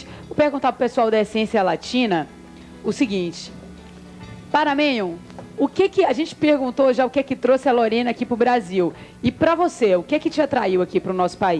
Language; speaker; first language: Portuguese; native; Portuguese